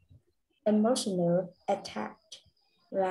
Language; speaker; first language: English; non-native, learner; Vietnamese